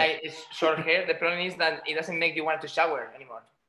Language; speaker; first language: English; non-native, fluent; Spanish